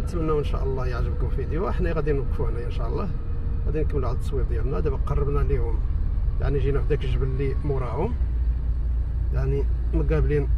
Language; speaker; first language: Arabic; native; Arabic